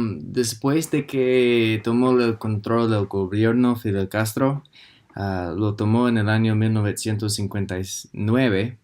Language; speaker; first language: Spanish; non-native, fluent; English